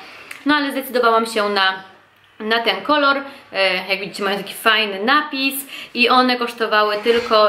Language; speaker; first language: Polish; native; Polish